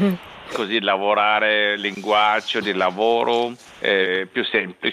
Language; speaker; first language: Italian; non-native, learner; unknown